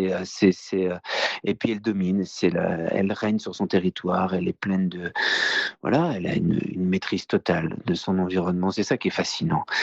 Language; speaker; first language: French; native; French